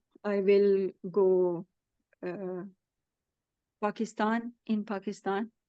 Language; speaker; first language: English; non-native, learner; Urdu